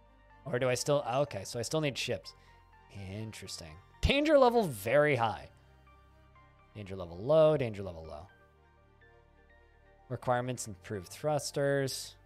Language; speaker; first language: English; native; English